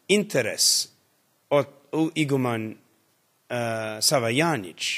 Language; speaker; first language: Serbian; early bilingual, heritage; English